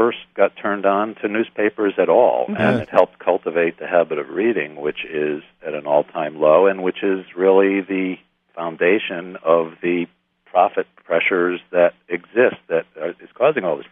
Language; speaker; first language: English; native; English